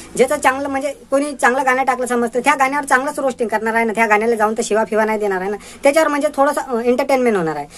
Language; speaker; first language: Marathi; non-native, local second language; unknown